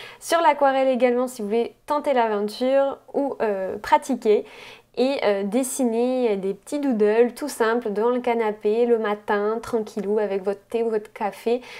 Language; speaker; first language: French; native; French